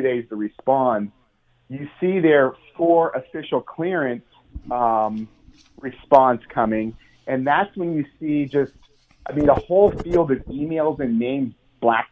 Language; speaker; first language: English; native; English